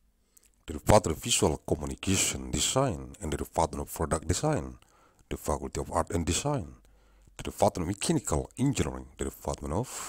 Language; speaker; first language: English; non-native, learner; Indonesian